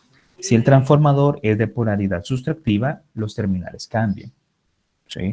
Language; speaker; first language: Spanish; native; Spanish